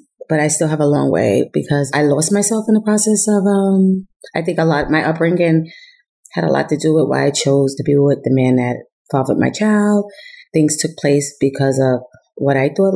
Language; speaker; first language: English; native; English